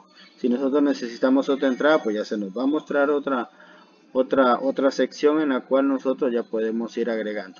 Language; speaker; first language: Spanish; native; Spanish